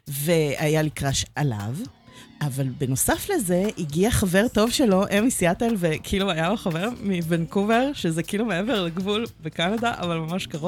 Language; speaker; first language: Hebrew; native; Hebrew